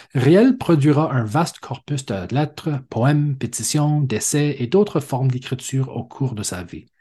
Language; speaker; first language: French; native; French